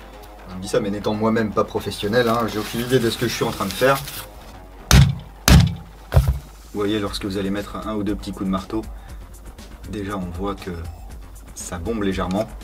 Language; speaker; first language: French; native; French